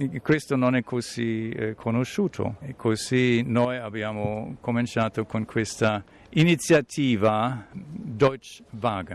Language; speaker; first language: Italian; non-native, fluent; German